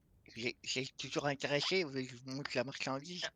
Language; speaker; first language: French; native; French